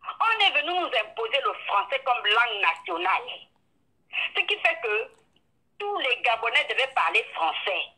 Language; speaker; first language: French; non-native, local second language; Fang